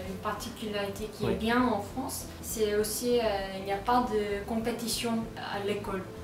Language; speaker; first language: French; non-native, learner; Korean